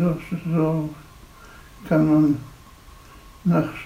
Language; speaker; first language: German; non-native, fluent; Polish